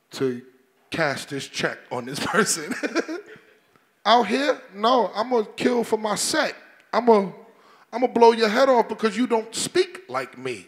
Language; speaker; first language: English; native; English